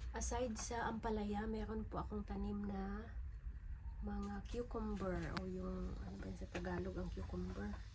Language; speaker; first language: Filipino; native; Filipino